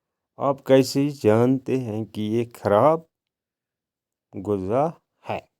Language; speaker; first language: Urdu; non-native, local second language; Kashmiri